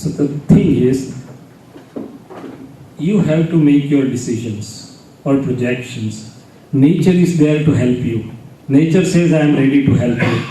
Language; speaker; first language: English; non-native, local second language; Gujarati